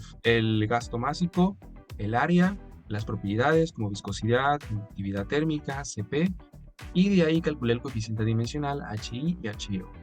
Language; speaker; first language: Spanish; native; Spanish